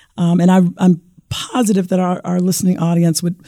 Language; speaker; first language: English; native; English